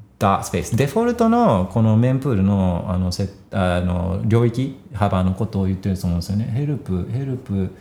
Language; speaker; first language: Japanese; early bilingual, heritage; Japanese